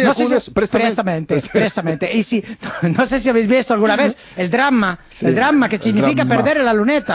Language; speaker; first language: Spanish; native; Spanish